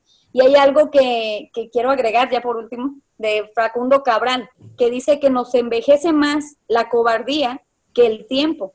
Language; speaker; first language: Spanish; native; Spanish